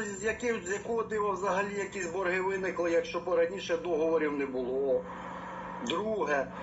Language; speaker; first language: Ukrainian; non-native, local second language; Russian